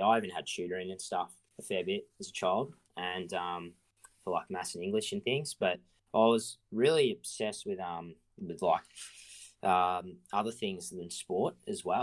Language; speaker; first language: English; native; English